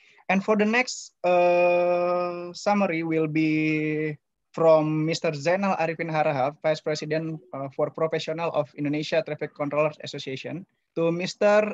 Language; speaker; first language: English; non-native, fluent; Indonesian